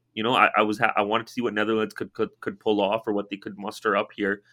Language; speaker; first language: English; native; English